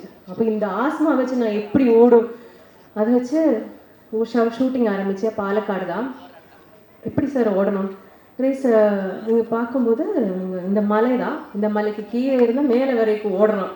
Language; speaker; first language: Tamil; non-native, learner; Malayalam